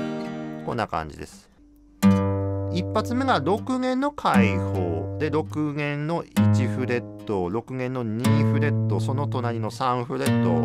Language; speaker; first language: Japanese; native; Japanese